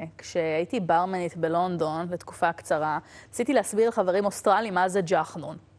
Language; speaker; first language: Hebrew; native; Hebrew